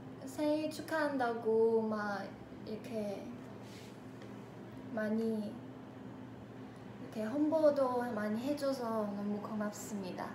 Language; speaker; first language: Korean; non-native, fluent; Chinese